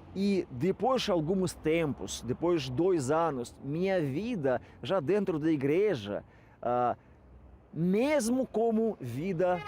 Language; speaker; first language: Portuguese; non-native, fluent; Russian